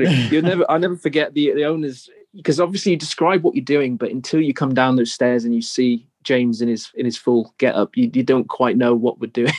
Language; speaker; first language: English; native; English